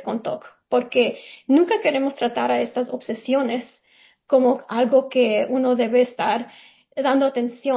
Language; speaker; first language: Spanish; early bilingual, heritage; Spanish